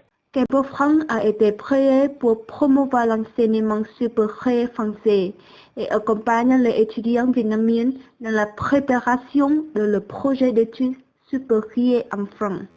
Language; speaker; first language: French; non-native, learner; Vietnamese